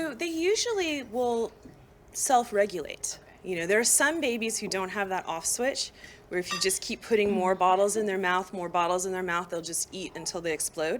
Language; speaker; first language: English; native; English